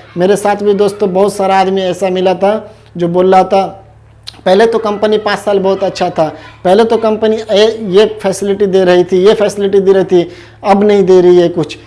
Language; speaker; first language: Hindi; native; Hindi